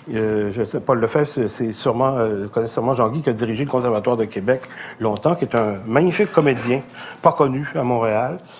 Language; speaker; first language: French; native; French